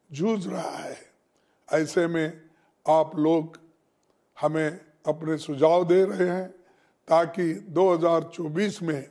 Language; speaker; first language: Hindi; non-native, local second language; Kannada